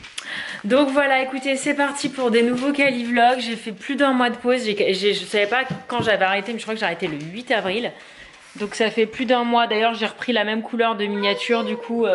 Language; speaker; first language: French; native; French